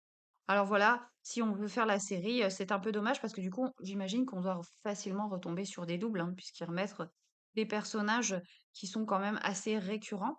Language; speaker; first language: French; native; French